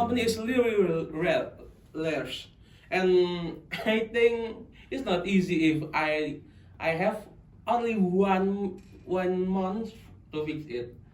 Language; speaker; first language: English; non-native, local second language; Indonesian